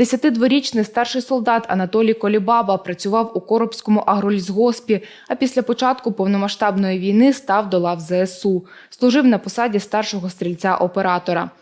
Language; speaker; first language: Ukrainian; native; Ukrainian